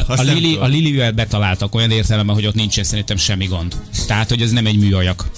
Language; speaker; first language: Hungarian; native; Hungarian